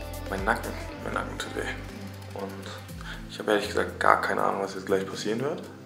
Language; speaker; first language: German; native; German